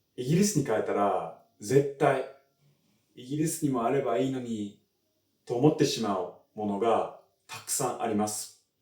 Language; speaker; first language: Japanese; non-native, fluent; English